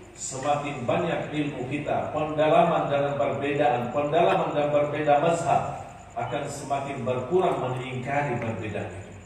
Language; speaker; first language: Indonesian; non-native, fluent; Arabic